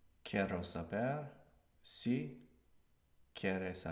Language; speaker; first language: Spanish; non-native, learner; English